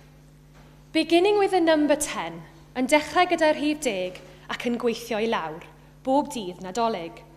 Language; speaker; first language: Welsh; native; Welsh